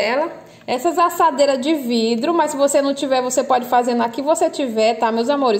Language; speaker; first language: Portuguese; native; Portuguese